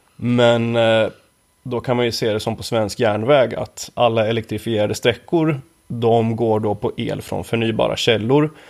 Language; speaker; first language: Swedish; native; Swedish